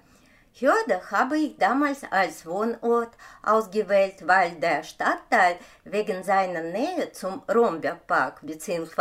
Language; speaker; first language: German; non-native, fluent; Russian